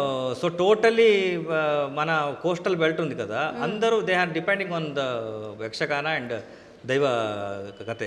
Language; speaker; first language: Telugu; non-native, local second language; Kannada